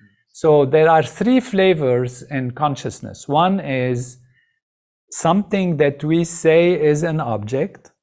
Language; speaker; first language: English; non-native, fluent; Arabic